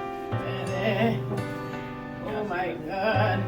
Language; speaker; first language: English; non-native, learner; Haitian Creole